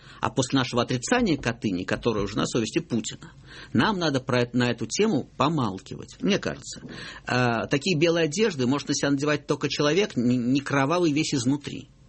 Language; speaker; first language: Russian; native; Russian